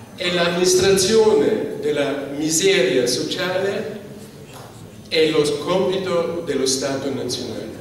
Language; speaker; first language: Italian; non-native, fluent; German